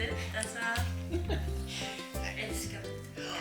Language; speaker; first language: Swedish; non-native, fluent; Japanese